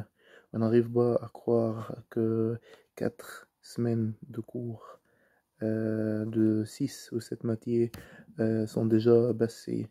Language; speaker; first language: French; non-native, fluent; Arabic